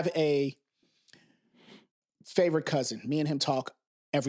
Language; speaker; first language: English; native; English